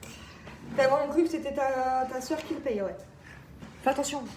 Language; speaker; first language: French; native; French